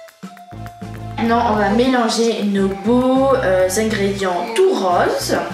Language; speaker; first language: French; native; French